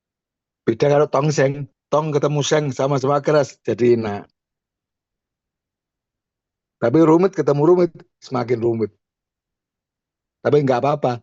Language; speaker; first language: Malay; non-native, local second language; Javanese